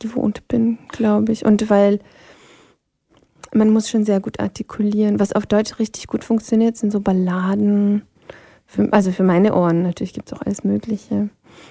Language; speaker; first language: German; non-native, local second language; Polish